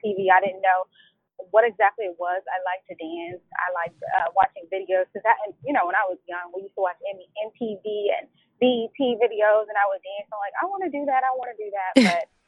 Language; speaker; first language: English; native; English